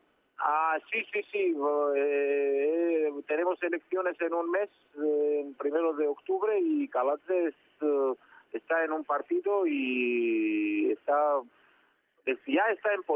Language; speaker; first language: Spanish; non-native, fluent; Georgian